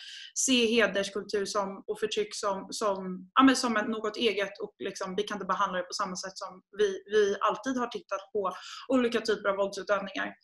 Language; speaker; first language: Swedish; native; Swedish